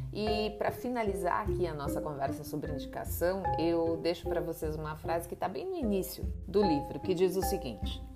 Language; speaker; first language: Portuguese; native; Portuguese